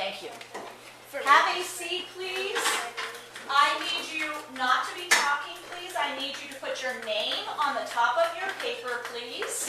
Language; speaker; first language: English; native; English